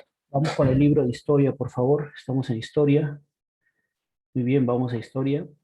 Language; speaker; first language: Spanish; native; Spanish